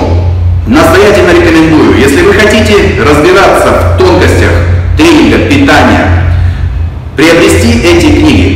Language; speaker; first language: Russian; native; Russian